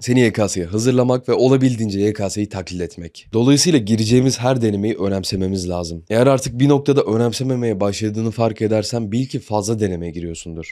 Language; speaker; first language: Turkish; native; Turkish